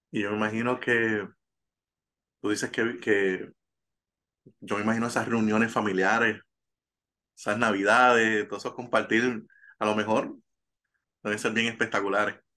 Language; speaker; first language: Spanish; native; Spanish